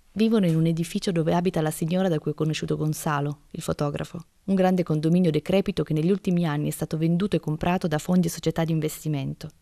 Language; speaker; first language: Italian; native; Italian